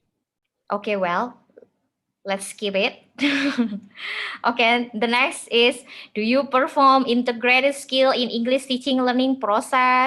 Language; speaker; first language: English; non-native, fluent; Indonesian